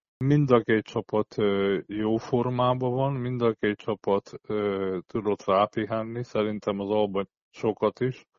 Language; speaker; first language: Hungarian; native; Hungarian